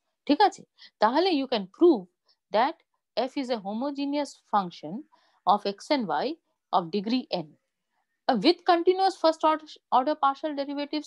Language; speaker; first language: English; non-native, local second language; Bangla